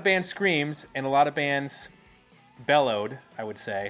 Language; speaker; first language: English; native; English